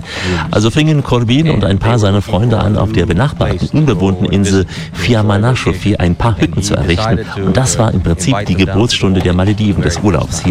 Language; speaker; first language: German; native; German